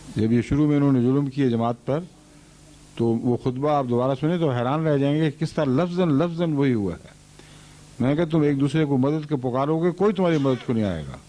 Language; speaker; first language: Urdu; native; Urdu